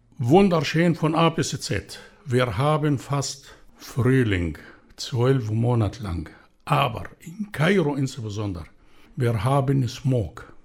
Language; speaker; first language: German; non-native, fluent; Arabic